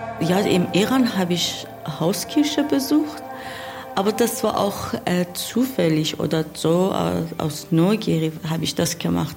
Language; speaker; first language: German; non-native, learner; Persian